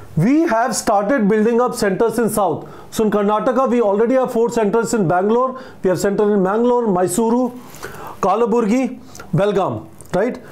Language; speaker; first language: English; non-native, local second language; Hindi